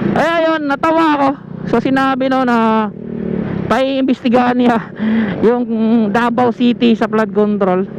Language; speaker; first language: Filipino; non-native, local second language; Cebuano